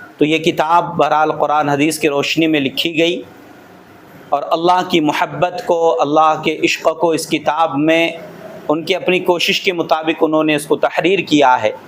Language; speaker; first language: Urdu; native; Urdu